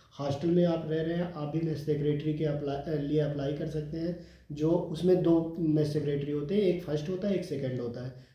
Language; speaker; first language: Hindi; native; Hindi